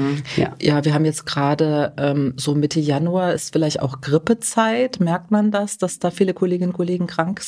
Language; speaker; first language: German; native; German